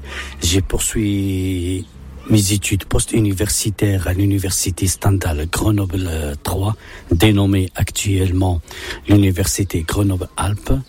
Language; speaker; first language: French; non-native, local second language; Arabic